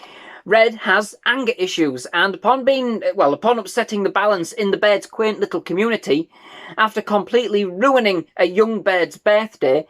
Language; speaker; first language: English; native; English